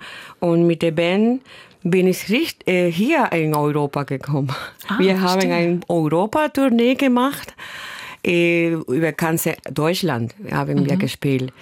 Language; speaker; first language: German; non-native, fluent; Spanish